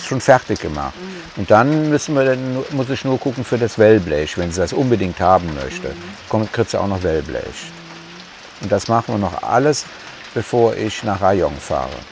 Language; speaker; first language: German; native; German